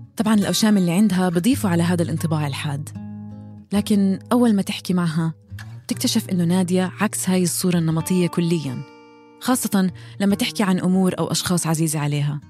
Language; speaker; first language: Arabic; native; Arabic